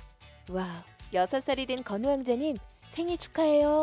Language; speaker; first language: Korean; native; Korean